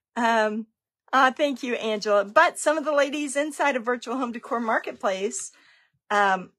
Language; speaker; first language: English; native; English